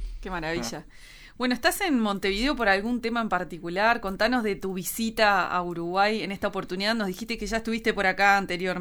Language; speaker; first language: Spanish; native; Spanish